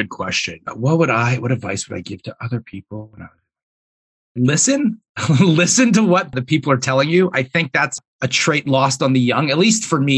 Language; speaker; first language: English; native; English